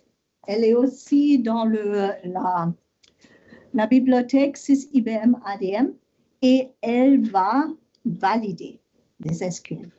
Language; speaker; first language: French; non-native, learner; German